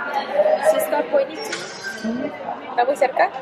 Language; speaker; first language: Spanish; early bilingual, heritage; Spanish